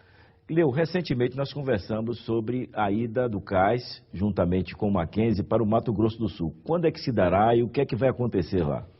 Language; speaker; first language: Portuguese; native; Portuguese